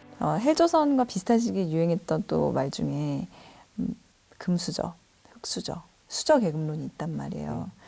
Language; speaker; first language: Korean; native; Korean